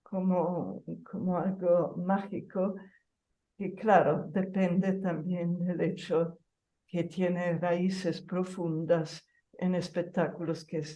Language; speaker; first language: Spanish; non-native, fluent; Italian